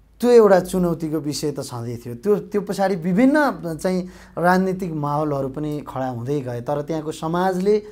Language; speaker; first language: Nepali; native; Nepali